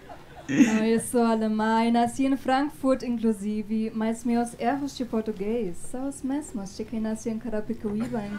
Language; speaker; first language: Portuguese; non-native, fluent; German